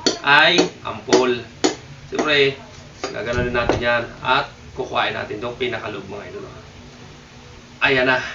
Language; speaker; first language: Filipino; non-native, local second language; Bikol